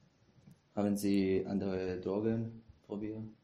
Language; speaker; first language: German; non-native, learner; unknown